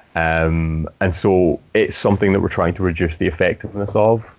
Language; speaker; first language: English; native; English